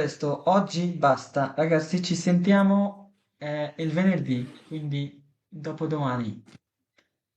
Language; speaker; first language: Italian; non-native, fluent; Bangla